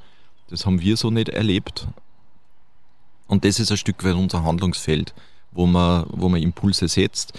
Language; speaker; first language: German; native; German